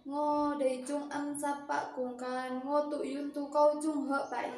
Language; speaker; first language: Cantonese; non-native, learner; Indonesian